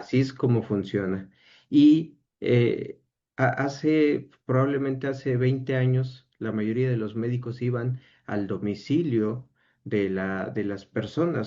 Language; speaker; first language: Spanish; native; Spanish